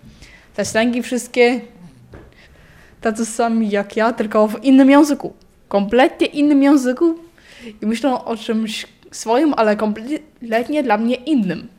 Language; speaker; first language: Polish; non-native, local second language; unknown